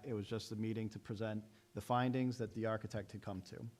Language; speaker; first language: English; native; English